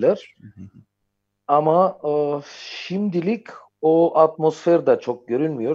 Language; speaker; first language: Turkish; non-native, fluent; Armenian